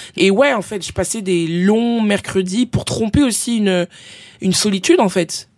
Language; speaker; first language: French; native; French